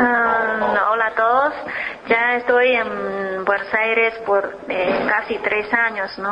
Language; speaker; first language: Spanish; non-native, learner; Chinese